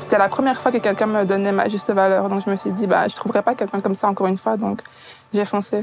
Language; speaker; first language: French; native; French